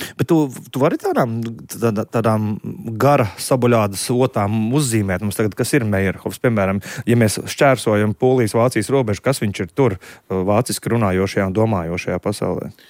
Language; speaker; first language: Latvian; native; Latvian